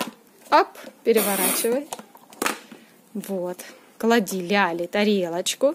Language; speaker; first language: Russian; native; Russian